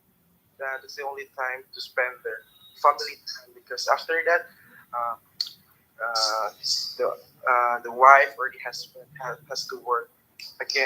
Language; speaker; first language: English; non-native, learner; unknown